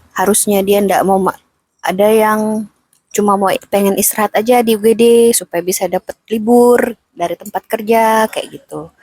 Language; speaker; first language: Indonesian; native; Indonesian